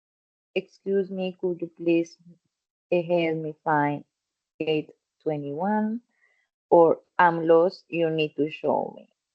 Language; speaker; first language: English; non-native, fluent; Spanish